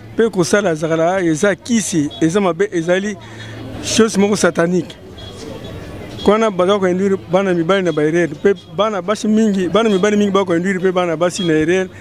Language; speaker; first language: Lingala; native; Lingala